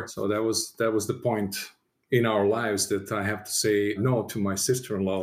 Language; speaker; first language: English; non-native, fluent; Serbian